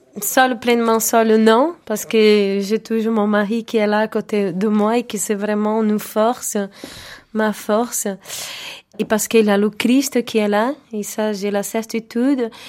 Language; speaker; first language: French; non-native, fluent; Portuguese